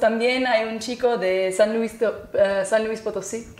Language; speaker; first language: Spanish; non-native, fluent; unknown